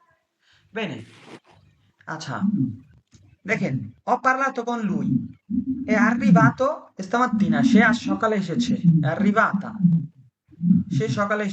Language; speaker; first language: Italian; non-native, fluent; Bangla